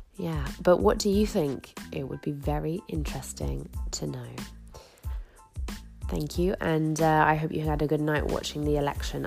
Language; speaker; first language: English; native; English